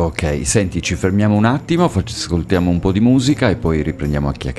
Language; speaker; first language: Italian; native; Italian